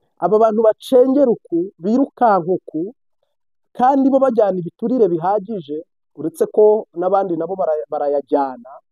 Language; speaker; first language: Kinyarwanda; native; Kinyarwanda